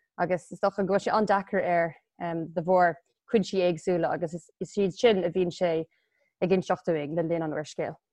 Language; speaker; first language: Irish; non-native, local second language; English